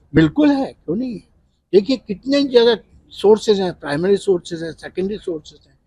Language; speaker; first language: Hindi; native; Hindi